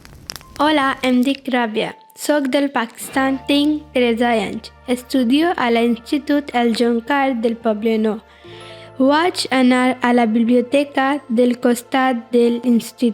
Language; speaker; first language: Catalan; non-native, learner; Urdu